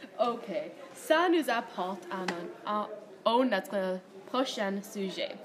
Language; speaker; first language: French; non-native, learner; English